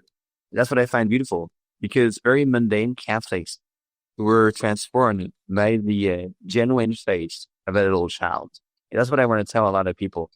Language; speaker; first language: English; non-native, fluent; French